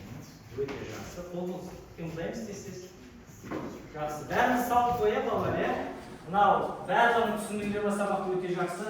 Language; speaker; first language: Kazakh; native; Kazakh